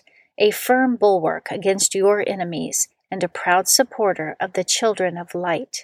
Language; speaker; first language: English; native; English